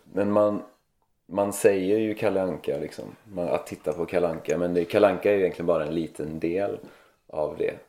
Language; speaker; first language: Swedish; native; Swedish